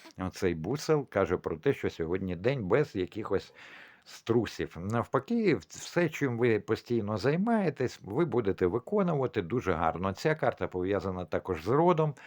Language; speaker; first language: Ukrainian; non-native, local second language; Russian